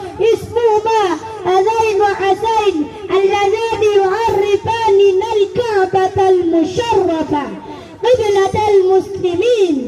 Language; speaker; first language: Arabic; non-native, learner; Urdu